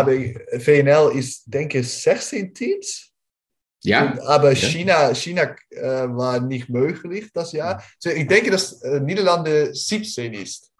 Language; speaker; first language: German; non-native, learner; Dutch